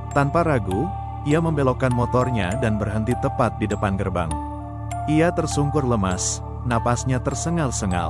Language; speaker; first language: Indonesian; native; Indonesian